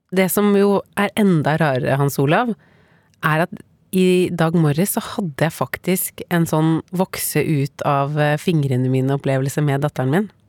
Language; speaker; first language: Norwegian; native; Norwegian